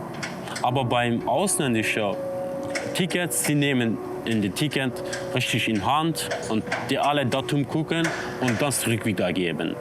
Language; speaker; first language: German; non-native, learner; Kurdish